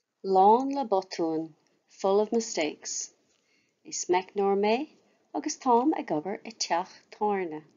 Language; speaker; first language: Irish; non-native, local second language; English